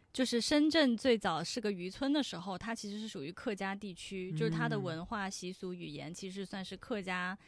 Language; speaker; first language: Chinese; non-native, local second language; Cantonese